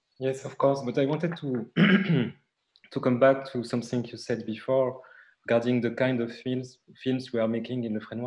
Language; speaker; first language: English; non-native, fluent; French